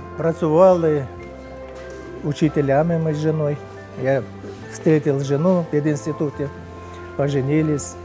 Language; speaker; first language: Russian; non-native, local second language; Uzbek